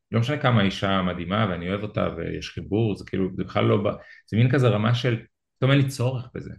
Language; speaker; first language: Hebrew; early bilingual, other home language; Russian